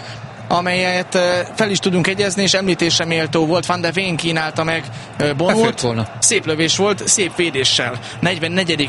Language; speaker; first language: Hungarian; native; Hungarian